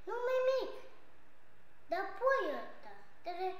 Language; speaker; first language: Romanian; non-native, learner; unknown